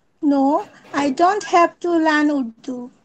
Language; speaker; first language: English; non-native, learner; Bangla